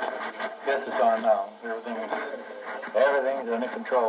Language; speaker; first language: English; native; English